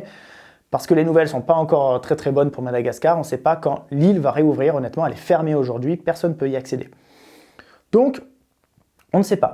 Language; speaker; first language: French; native; French